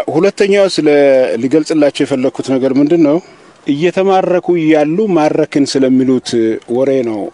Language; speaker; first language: Amharic; non-native, local second language; Oromo